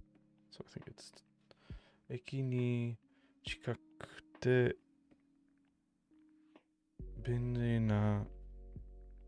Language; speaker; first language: Japanese; non-native, learner; English